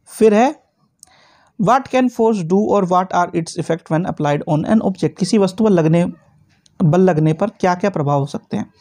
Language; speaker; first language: Hindi; native; Hindi